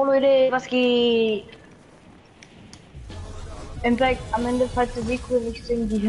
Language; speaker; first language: German; non-native, learner; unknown